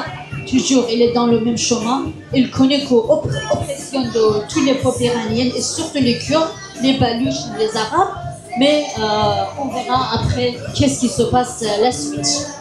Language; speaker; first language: French; non-native, fluent; Kurdish